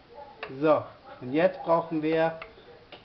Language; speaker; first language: German; non-native, fluent; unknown